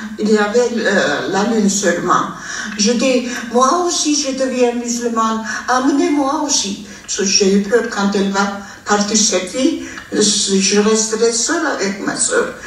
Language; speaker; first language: French; non-native, fluent; Armenian